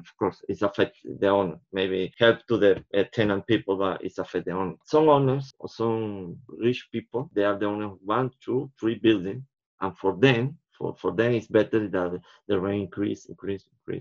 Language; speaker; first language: English; non-native, fluent; Spanish